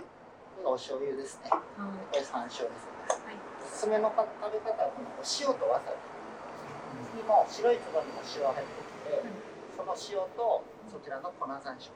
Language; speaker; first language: Japanese; native; Japanese